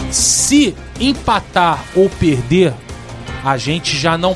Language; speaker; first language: Portuguese; native; Portuguese